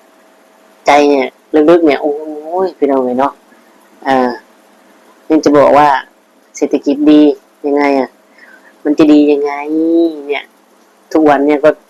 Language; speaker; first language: Thai; non-native, local second language; Lao